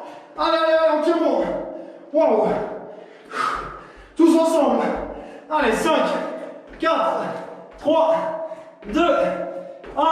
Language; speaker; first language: French; native; French